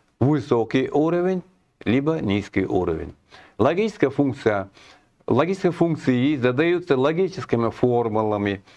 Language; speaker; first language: Russian; non-native, local second language; Kazakh